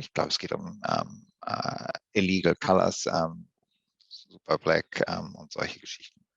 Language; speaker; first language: German; native; German